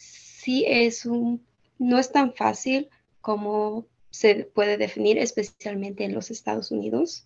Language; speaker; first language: Spanish; early bilingual, heritage; Spanish